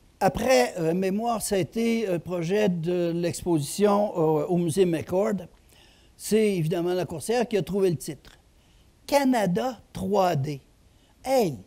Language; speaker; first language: French; native; French